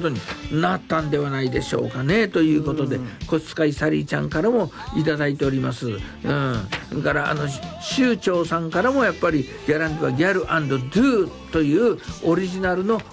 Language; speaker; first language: Japanese; native; Japanese